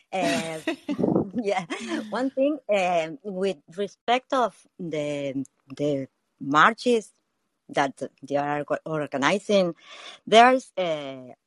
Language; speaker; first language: English; non-native, learner; Spanish